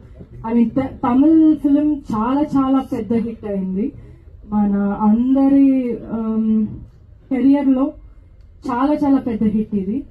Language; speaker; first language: Telugu; non-native, fluent; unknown